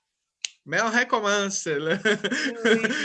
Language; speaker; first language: French; non-native, fluent; Portuguese